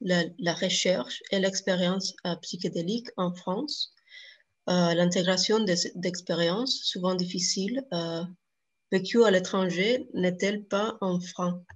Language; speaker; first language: French; non-native, fluent; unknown